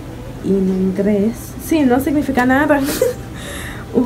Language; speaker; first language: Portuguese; non-native, learner; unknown